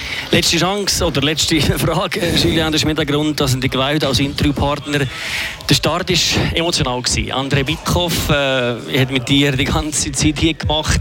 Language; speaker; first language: German; native; German